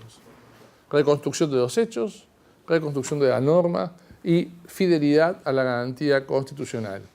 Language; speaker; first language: Spanish; native; Spanish